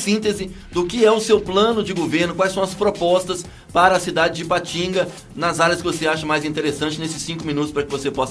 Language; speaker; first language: Portuguese; native; Portuguese